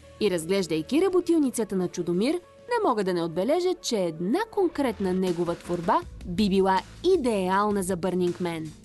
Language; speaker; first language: Bulgarian; native; Bulgarian